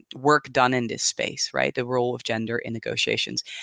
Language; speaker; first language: English; non-native, fluent; Dutch